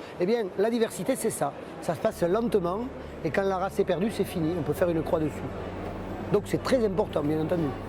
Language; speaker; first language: French; native; French